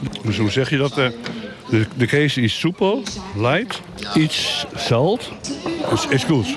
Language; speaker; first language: German; non-native, learner; Dutch